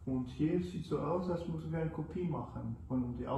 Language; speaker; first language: German; non-native, learner; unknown